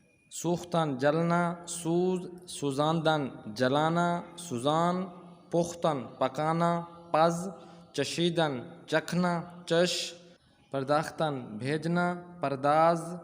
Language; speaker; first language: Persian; non-native, fluent; Urdu